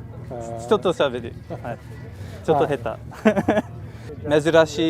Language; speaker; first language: Japanese; non-native, learner; English